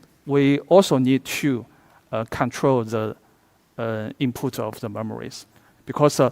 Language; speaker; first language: English; non-native, fluent; Chinese